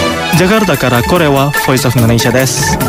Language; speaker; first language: Japanese; non-native, fluent; Indonesian